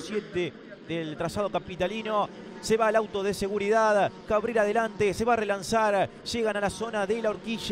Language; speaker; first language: Spanish; native; Spanish